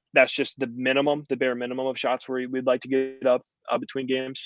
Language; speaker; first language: English; native; English